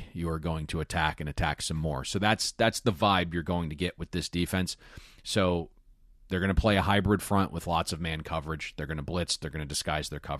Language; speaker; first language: English; native; English